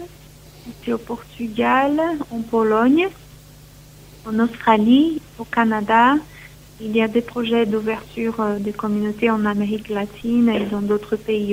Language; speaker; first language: French; non-native, fluent; Portuguese